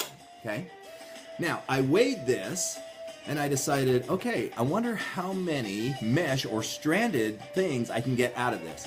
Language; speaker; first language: English; native; English